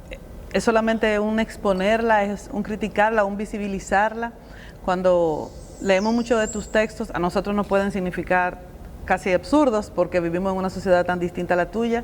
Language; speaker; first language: Spanish; native; Spanish